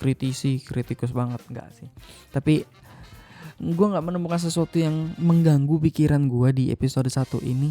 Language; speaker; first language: Indonesian; native; Indonesian